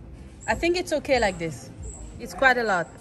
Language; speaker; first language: English; non-native, fluent; French